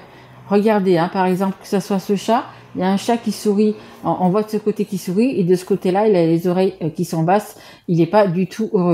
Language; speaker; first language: French; native; French